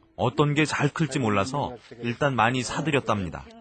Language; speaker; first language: Korean; native; Korean